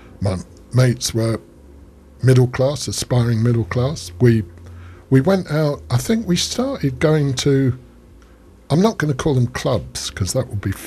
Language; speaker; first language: English; native; English